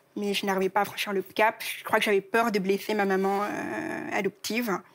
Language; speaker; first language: French; native; French